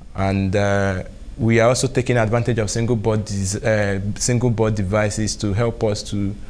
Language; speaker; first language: English; non-native, local second language; Igbo